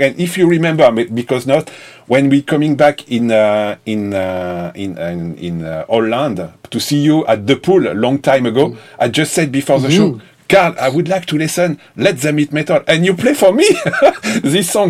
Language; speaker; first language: English; non-native, learner; French